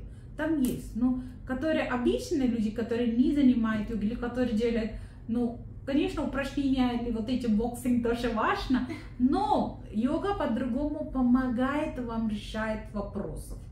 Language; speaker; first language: Russian; non-native, learner; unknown